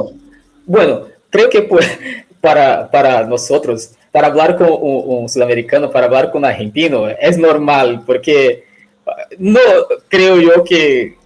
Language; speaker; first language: Spanish; non-native, learner; Portuguese